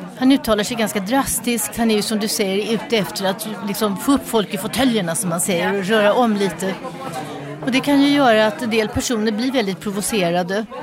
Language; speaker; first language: Swedish; native; Swedish